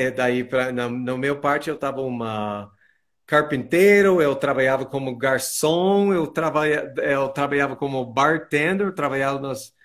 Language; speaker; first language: Portuguese; non-native, fluent; English